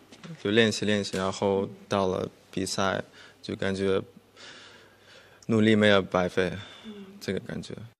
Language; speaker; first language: Chinese; non-native, fluent; Russian